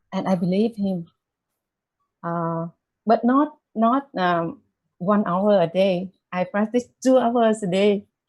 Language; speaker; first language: English; non-native, learner; Vietnamese